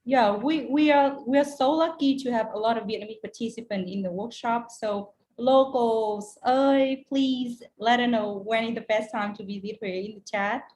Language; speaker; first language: English; non-native, fluent; Vietnamese